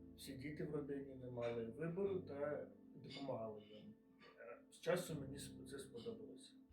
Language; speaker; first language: Ukrainian; early bilingual, heritage; Ukrainian